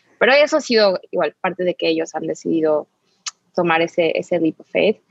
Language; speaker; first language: Spanish; native; Spanish